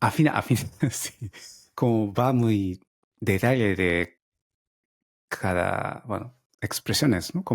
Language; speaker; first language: Spanish; non-native, fluent; Japanese